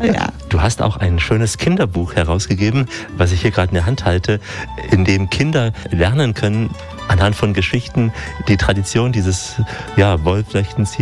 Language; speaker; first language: German; native; German